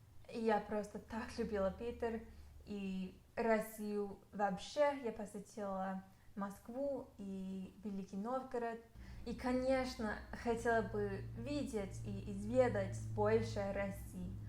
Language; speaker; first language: Russian; non-native, fluent; English